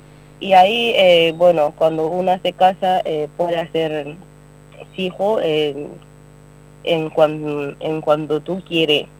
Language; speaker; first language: Spanish; non-native, learner; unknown